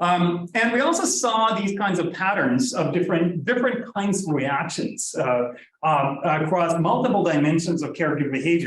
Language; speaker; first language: English; non-native, fluent; Norwegian